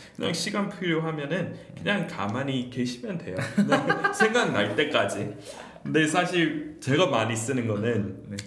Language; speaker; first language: Korean; non-native, fluent; English